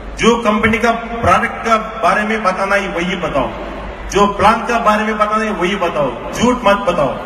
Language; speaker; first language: Hindi; non-native, local second language; Telugu